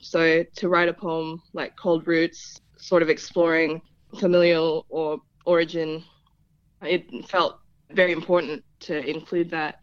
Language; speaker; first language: English; non-native, local second language; Filipino